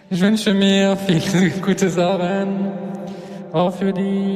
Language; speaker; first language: German; non-native, learner; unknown